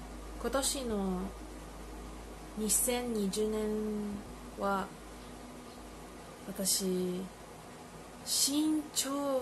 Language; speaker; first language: Japanese; non-native, learner; Filipino